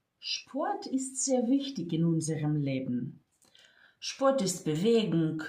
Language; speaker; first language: German; non-native, fluent; Ukrainian